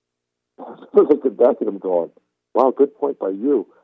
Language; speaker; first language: English; non-native, fluent; Turkish